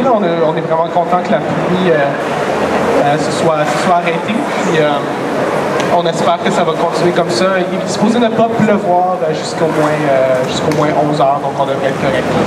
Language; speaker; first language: French; native; French